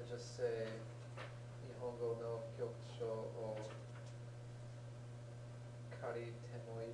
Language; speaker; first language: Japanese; non-native, learner; English